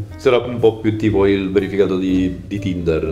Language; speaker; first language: Italian; native; Italian